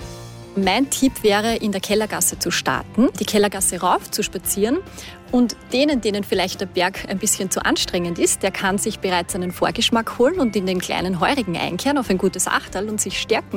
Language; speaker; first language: German; native; German